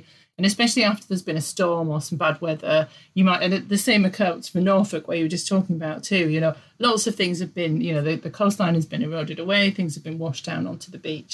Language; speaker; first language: English; native; English